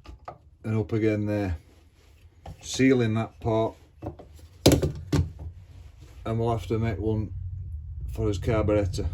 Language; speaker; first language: English; native; English